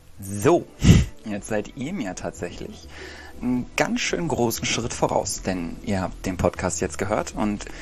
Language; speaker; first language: German; native; German